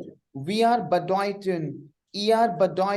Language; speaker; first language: German; non-native, fluent; Hindi